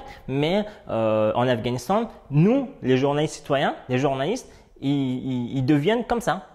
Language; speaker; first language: French; non-native, fluent; Persian